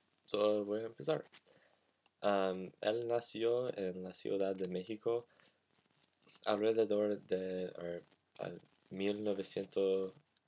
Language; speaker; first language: Spanish; non-native, learner; English